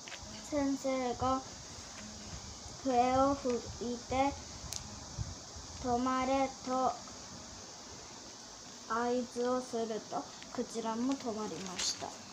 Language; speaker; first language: Japanese; early bilingual, heritage; Korean